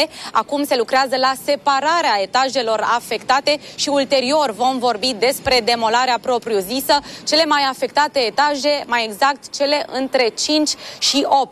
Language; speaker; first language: Romanian; native; Romanian